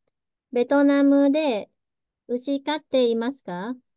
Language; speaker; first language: Japanese; early bilingual, heritage; Vietnamese